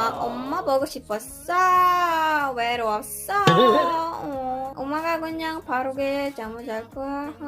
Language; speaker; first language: Korean; non-native, learner; Filipino